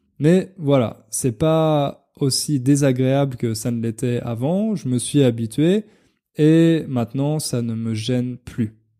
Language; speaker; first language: French; native; French